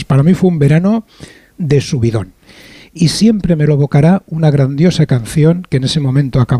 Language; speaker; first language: Spanish; native; Spanish